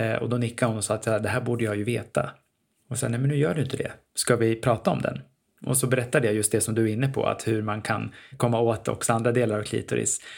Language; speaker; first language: Swedish; native; Swedish